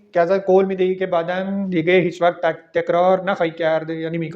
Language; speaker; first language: Persian; non-native, fluent; Urdu